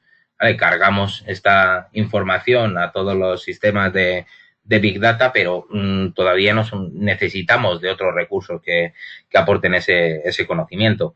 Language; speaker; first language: Spanish; native; Spanish